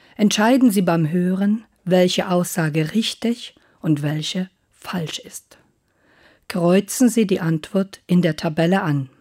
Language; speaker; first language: German; native; German